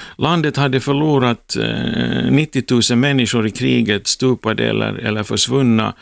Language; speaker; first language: Swedish; native; Swedish